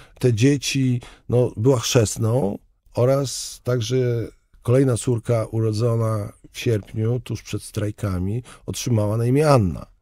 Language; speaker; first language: Polish; native; Polish